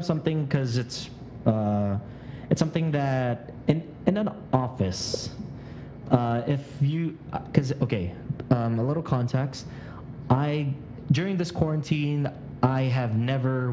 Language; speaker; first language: English; non-native, local second language; Filipino